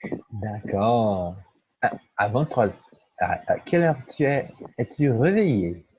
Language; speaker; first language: French; non-native, fluent; Portuguese